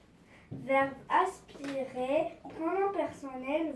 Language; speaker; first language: French; non-native, learner; Arabic